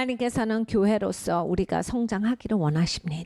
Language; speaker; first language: Korean; native; Korean